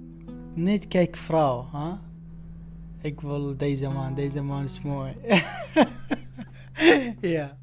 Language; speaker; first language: Dutch; non-native, learner; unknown